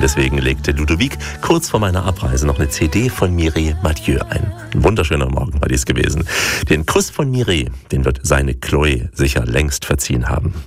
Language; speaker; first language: German; native; German